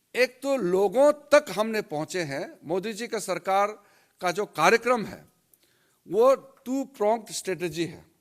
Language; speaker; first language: Hindi; non-native, local second language; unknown